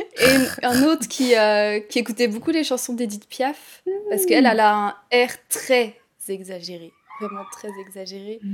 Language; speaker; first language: French; native; French